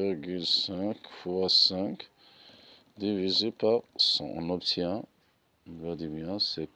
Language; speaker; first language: French; non-native, local second language; Arabic